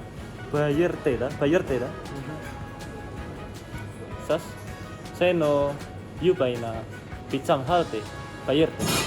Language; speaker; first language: Russian; non-native, learner; Indonesian